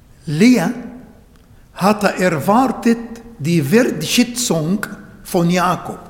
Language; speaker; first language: German; non-native, fluent; Arabic